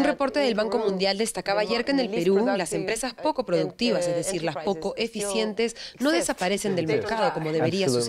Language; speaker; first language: Spanish; native; Spanish